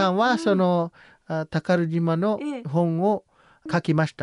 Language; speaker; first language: Japanese; non-native, learner; Samoan